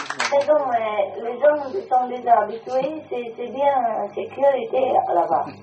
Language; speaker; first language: French; non-native, learner; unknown